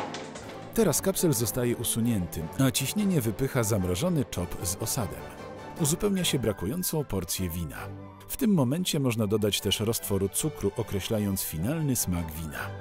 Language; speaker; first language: Polish; native; Polish